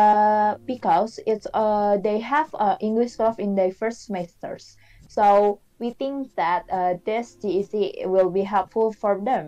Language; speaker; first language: English; non-native, fluent; Indonesian